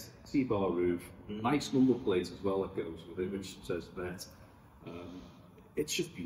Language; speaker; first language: English; native; English